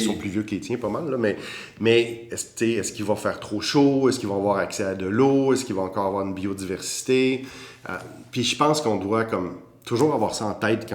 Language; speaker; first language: French; native; French